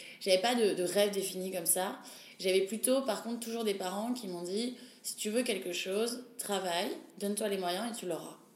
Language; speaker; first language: French; native; French